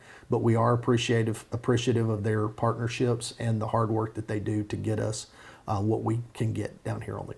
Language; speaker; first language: English; native; English